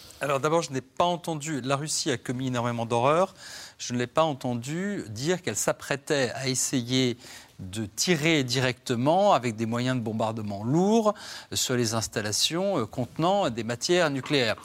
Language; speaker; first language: French; native; French